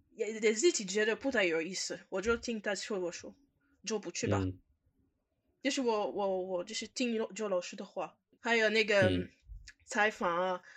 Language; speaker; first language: Chinese; non-native, learner; French